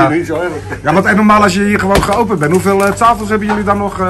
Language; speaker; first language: Dutch; native; Dutch